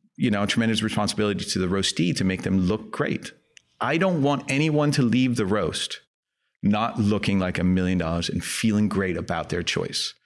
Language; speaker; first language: English; non-native, fluent; Danish